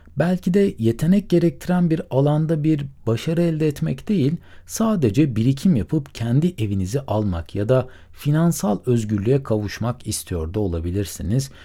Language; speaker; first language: Turkish; native; Turkish